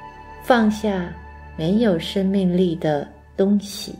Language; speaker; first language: Chinese; native; Chinese